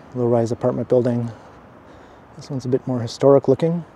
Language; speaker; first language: English; native; English